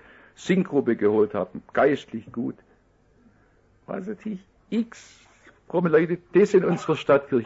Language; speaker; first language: German; native; German